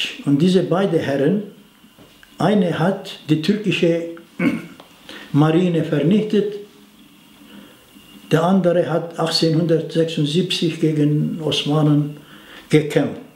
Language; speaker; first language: German; non-native, fluent; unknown